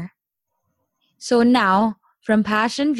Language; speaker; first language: English; non-native, local second language; Filipino